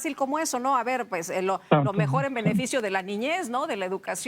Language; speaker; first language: Spanish; native; Spanish